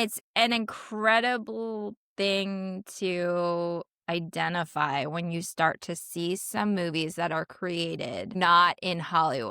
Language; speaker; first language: English; native; English